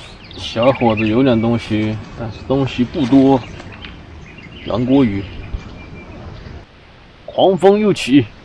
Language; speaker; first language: Chinese; native; Chinese